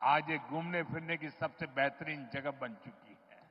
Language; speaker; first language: Hindi; non-native, local second language; Gujarati